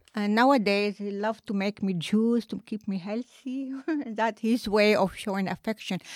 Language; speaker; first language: English; non-native, fluent; Arabic